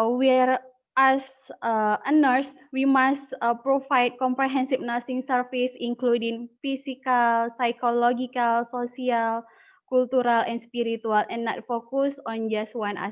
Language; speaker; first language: English; non-native, learner; Indonesian